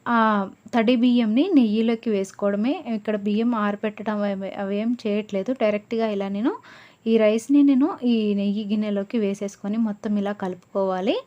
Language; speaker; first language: Telugu; non-native, local second language; Lambadi